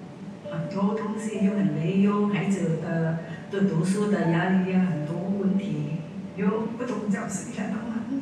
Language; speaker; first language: Chinese; non-native, learner; Vietnamese